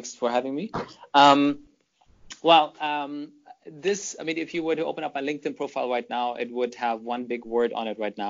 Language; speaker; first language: English; non-native, fluent; German